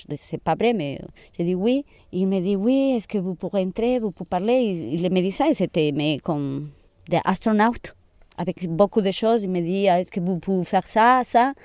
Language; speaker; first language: French; non-native, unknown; Spanish